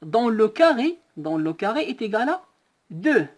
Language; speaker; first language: French; non-native, local second language; Arabic